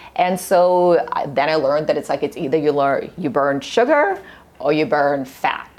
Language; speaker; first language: English; early bilingual, other home language; Russian